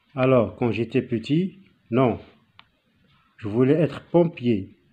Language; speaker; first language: French; non-native, local second language; Arabic